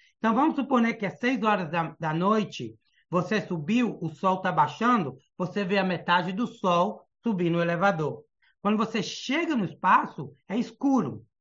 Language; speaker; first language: Portuguese; early bilingual, heritage; Portuguese